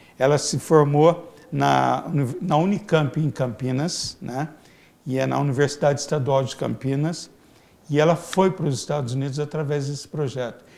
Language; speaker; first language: Portuguese; native; Portuguese